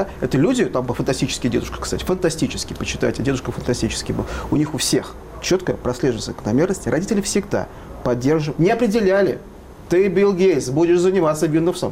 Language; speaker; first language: Russian; native; Russian